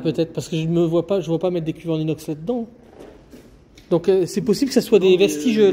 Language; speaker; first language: French; native; French